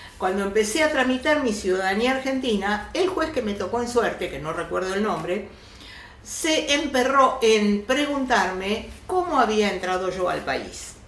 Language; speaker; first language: Spanish; early bilingual, other home language; Yiddish